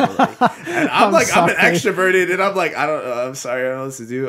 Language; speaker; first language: English; native; English